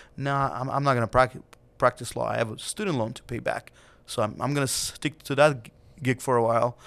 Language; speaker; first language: English; non-native, fluent; Russian